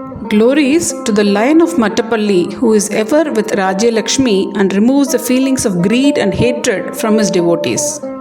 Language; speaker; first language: English; non-native, local second language; Tamil